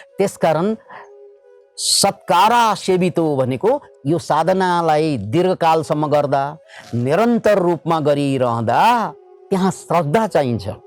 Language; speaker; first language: Nepali; native; Nepali